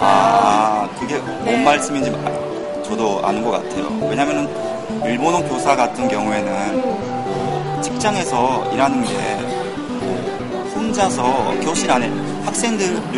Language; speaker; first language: Korean; non-native, fluent; Japanese